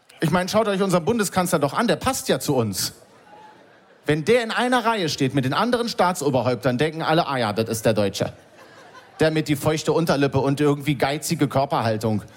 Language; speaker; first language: German; native; German